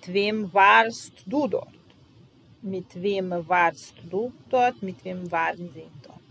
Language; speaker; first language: German; non-native, fluent; Serbian